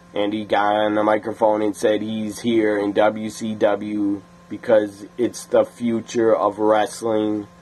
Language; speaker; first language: English; native; English